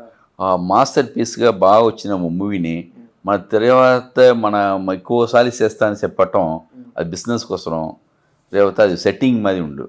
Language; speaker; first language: Telugu; non-native, learner; Tamil